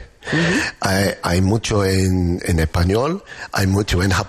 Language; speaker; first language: Spanish; non-native, fluent; English